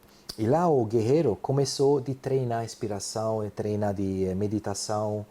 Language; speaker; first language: Portuguese; non-native, fluent; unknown